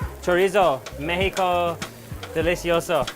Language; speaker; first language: Spanish; non-native, learner; English